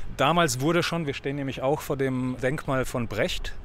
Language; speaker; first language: German; early bilingual, other home language; Polish